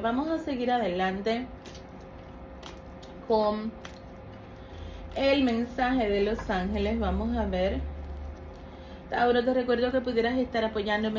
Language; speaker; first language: Spanish; native; Spanish